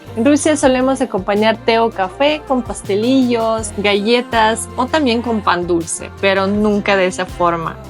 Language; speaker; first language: Spanish; non-native, fluent; Russian